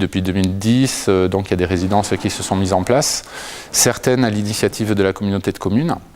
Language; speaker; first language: French; native; French